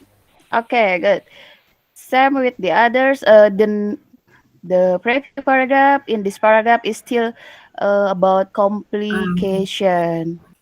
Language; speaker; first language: English; non-native, learner; Indonesian